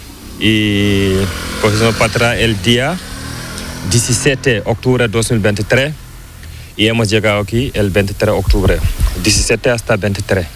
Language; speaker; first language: Spanish; non-native, learner; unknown